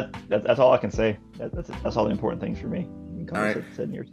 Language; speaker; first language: English; native; English